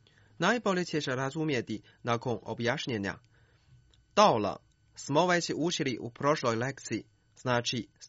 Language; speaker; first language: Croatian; non-native, fluent; Chinese